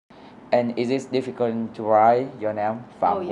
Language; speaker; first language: English; non-native, learner; Vietnamese